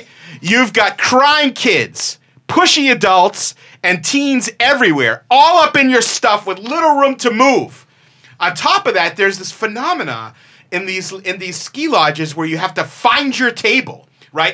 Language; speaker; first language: English; native; English